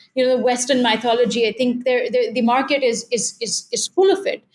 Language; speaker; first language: English; non-native, local second language; Hindi